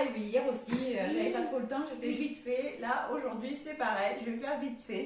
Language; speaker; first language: French; native; French